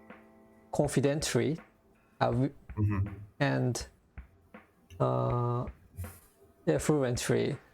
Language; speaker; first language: English; non-native, learner; Japanese